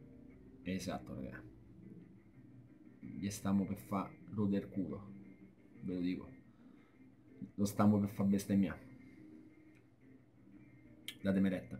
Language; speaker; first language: Italian; native; Italian